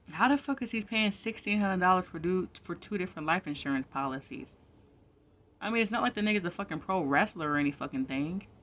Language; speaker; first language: English; native; English